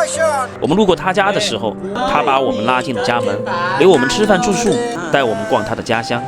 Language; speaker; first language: Chinese; native; Chinese